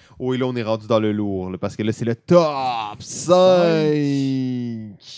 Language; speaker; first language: French; native; French